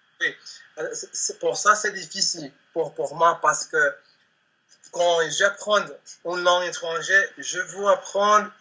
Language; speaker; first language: French; non-native, learner; Spanish